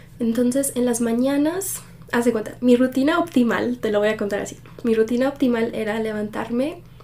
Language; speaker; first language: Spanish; early bilingual, heritage; Spanish